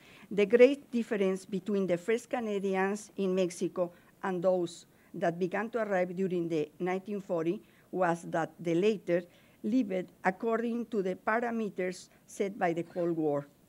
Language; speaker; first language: English; non-native, fluent; Spanish